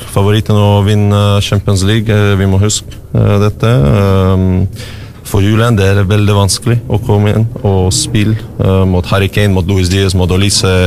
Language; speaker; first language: Norwegian; non-native, learner; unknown